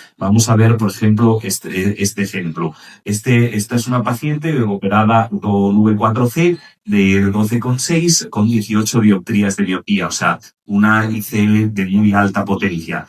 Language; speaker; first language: Spanish; native; Spanish